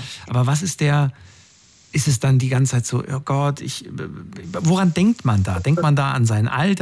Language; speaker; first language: German; native; German